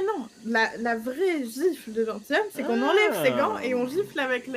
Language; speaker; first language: French; native; French